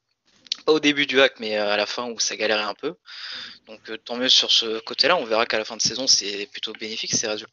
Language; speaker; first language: French; native; French